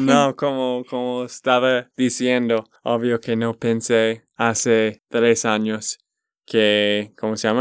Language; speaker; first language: Spanish; non-native, learner; English